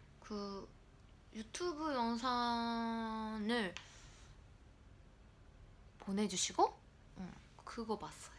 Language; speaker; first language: Korean; non-native, learner; Japanese